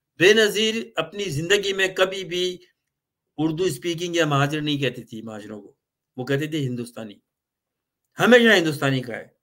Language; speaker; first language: Urdu; native; Urdu